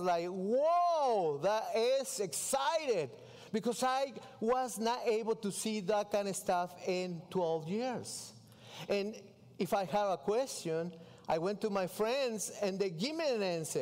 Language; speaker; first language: English; non-native, learner; Spanish